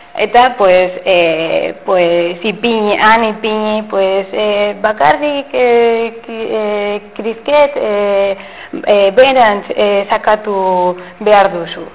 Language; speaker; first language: Basque; non-native, local second language; Spanish